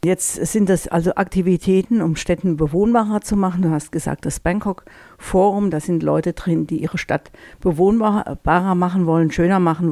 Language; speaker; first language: German; native; German